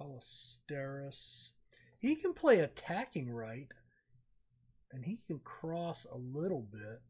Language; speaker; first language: English; native; English